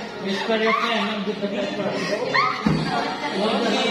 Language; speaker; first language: English; non-native, learner; Indonesian